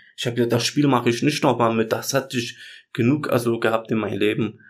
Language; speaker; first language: German; native; German